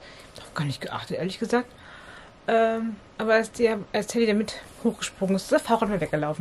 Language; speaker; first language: German; native; German